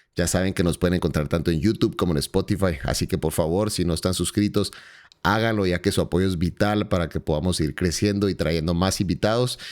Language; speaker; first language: Spanish; native; Spanish